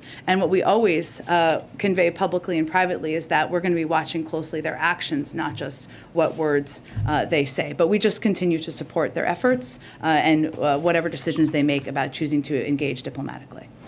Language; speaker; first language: English; native; English